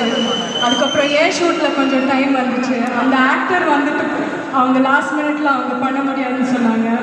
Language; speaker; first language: Tamil; non-native, local second language; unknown